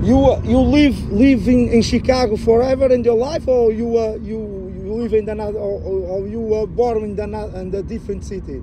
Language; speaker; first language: English; non-native, learner; Portuguese